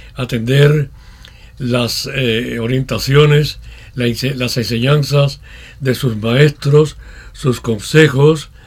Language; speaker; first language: Spanish; native; Spanish